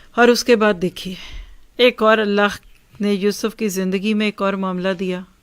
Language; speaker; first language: Urdu; native; Urdu